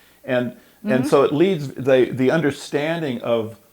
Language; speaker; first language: English; native; English